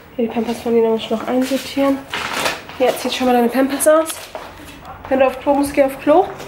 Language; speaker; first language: German; early bilingual, other home language; Turkish